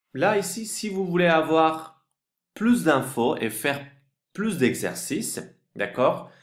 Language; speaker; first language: French; non-native, fluent; Turkish